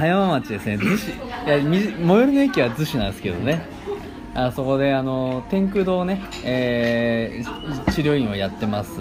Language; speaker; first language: Japanese; native; Japanese